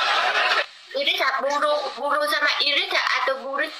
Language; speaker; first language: Indonesian; non-native, learner; Vietnamese